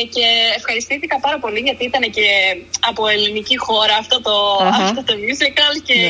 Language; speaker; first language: Greek; early bilingual, other home language; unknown